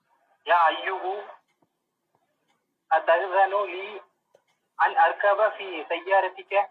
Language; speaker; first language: Arabic; non-native, learner; Tamil